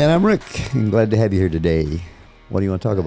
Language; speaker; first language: English; native; English